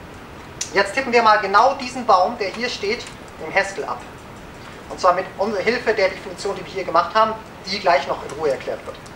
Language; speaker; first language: German; native; German